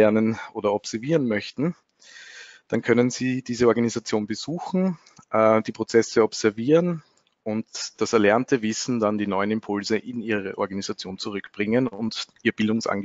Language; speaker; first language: German; native; German